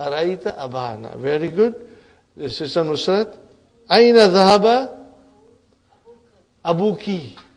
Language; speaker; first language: Arabic; non-native, fluent; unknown